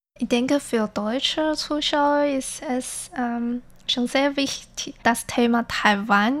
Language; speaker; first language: German; non-native, fluent; Chinese